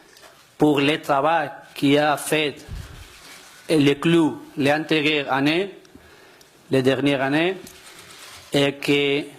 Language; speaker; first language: French; non-native, learner; Spanish